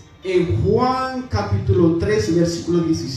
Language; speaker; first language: Spanish; non-native, fluent; Haitian Creole